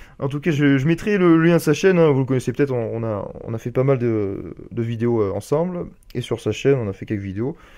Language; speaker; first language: French; native; French